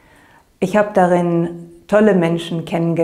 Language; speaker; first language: German; native; German